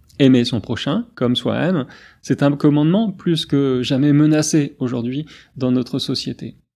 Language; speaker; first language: French; native; French